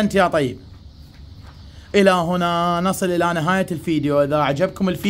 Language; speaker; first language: Arabic; native; Arabic